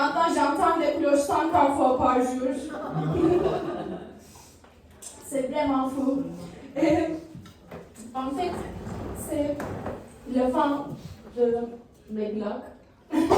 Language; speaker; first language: French; non-native, learner; Turkish